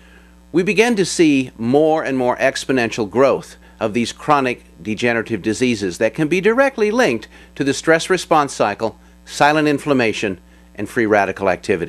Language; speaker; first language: English; native; English